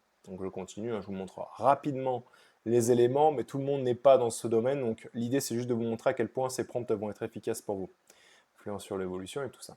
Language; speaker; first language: French; native; French